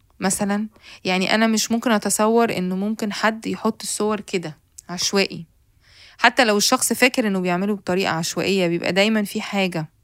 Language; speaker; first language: Arabic; native; Arabic